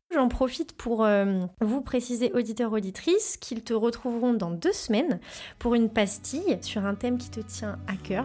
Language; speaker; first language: French; native; French